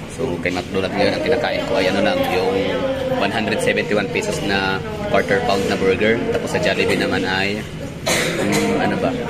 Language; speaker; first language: Filipino; non-native, local second language; Cebuano